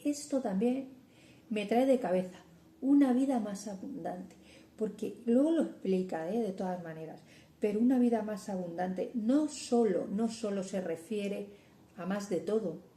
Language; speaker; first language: Spanish; native; Spanish